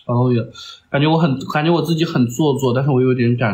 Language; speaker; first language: Chinese; native; Chinese